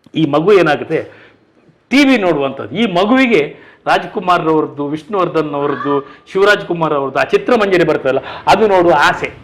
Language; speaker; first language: Kannada; non-native, local second language; Tulu